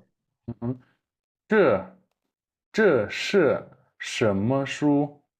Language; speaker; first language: Chinese; non-native, fluent; Kyrgyz